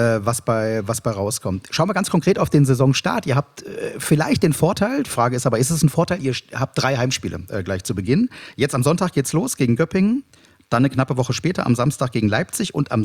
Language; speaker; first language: German; native; German